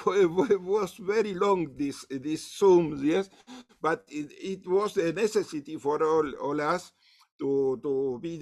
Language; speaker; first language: English; non-native, learner; Spanish